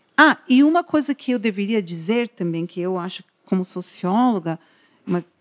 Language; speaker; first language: Portuguese; non-native, fluent; English